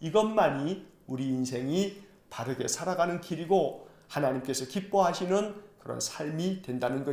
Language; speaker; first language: Korean; native; Korean